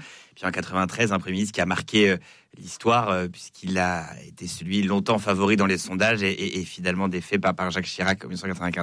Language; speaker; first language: French; native; French